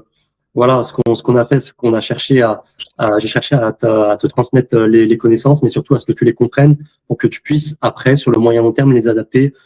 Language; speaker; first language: French; native; French